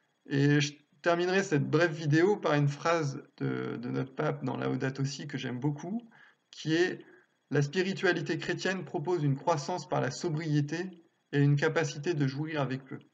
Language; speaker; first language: French; native; French